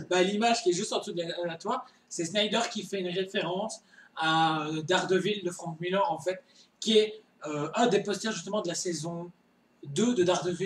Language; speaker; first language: French; native; French